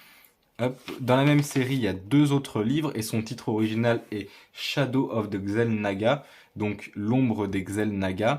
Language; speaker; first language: French; native; French